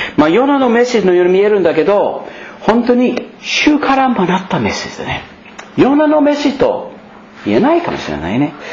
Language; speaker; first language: Japanese; non-native, fluent; English